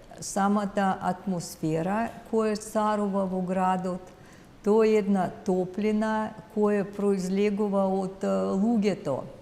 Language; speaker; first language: Macedonian; non-native, fluent; Russian